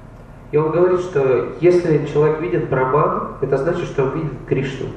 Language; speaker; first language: Russian; native; Russian